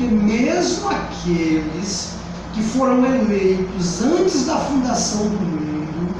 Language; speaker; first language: Portuguese; native; Portuguese